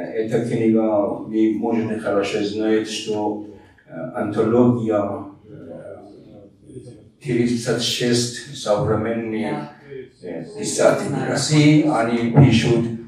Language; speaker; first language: Russian; non-native, learner; Persian